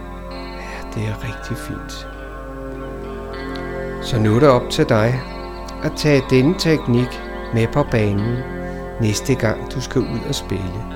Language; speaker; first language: Danish; native; Danish